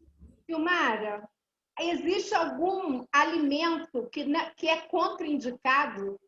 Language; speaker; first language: Portuguese; native; Portuguese